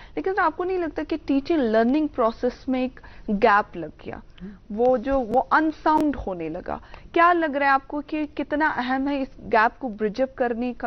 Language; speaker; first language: Hindi; non-native, local second language; Kashmiri